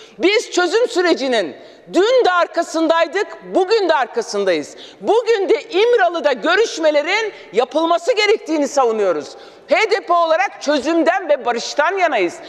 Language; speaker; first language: Turkish; non-native, local second language; Kurdish